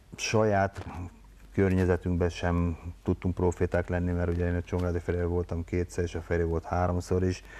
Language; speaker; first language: Hungarian; native; Hungarian